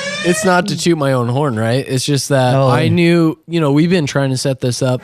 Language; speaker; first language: English; native; English